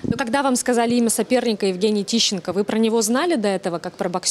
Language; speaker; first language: Russian; non-native, fluent; Armenian